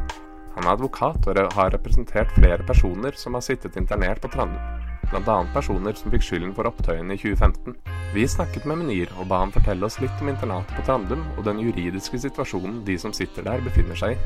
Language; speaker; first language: Norwegian; native; Norwegian